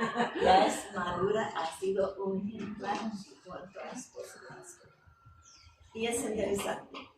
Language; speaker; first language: Spanish; non-native, fluent; English